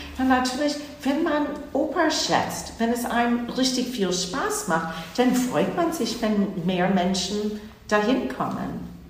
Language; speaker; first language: German; non-native, fluent; English